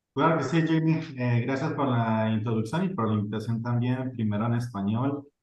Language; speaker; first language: Spanish; early bilingual, heritage; Spanish